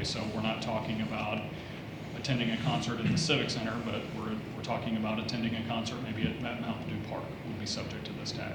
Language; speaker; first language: English; native; English